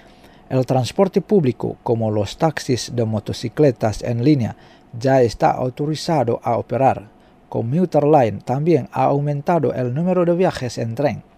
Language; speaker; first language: Spanish; non-native, fluent; Indonesian